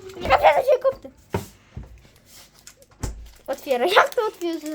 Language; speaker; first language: Polish; native; Polish